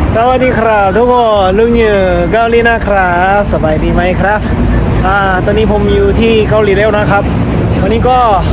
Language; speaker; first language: Thai; non-native, fluent; Korean